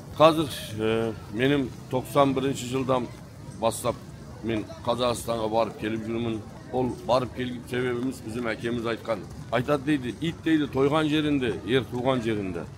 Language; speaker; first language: Kazakh; early bilingual, heritage; Kazakh